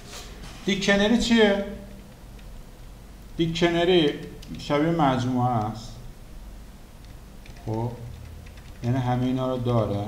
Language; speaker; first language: Persian; native; Persian